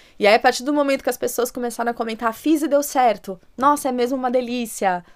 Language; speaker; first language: Portuguese; native; Portuguese